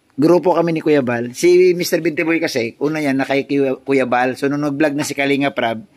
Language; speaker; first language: Filipino; native; Filipino